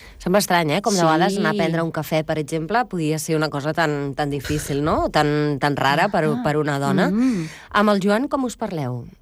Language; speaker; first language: Catalan; native; Catalan